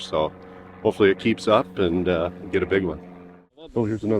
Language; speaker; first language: English; native; English